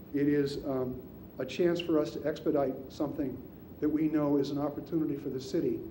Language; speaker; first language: English; native; English